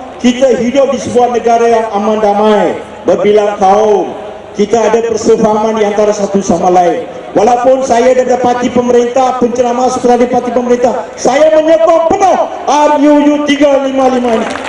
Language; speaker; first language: Malay; non-native, local second language; Tamil